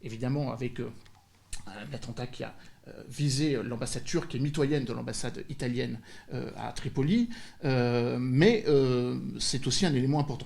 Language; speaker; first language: French; native; French